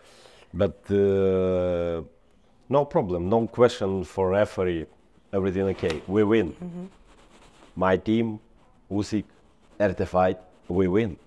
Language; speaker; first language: English; non-native, learner; Ukrainian